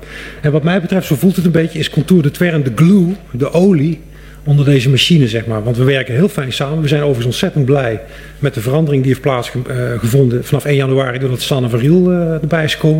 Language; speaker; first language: Dutch; native; Dutch